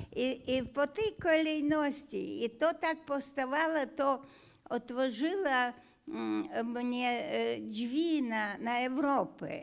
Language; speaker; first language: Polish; non-native, fluent; Hungarian